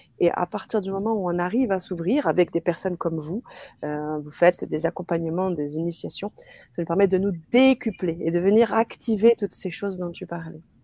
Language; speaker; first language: French; native; French